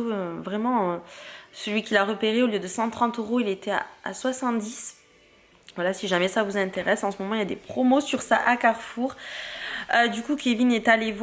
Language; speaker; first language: French; native; French